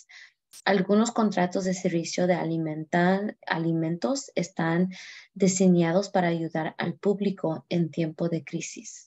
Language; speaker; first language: Spanish; early bilingual, heritage; Spanish